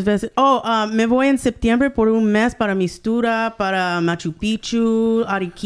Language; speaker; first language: Spanish; early bilingual, heritage; Spanish